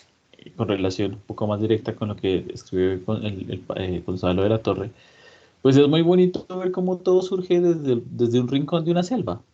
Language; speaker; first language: Spanish; native; Spanish